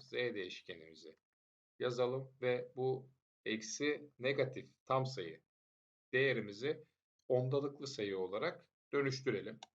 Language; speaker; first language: Turkish; native; Turkish